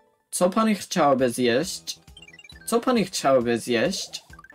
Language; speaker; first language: Polish; non-native, learner; English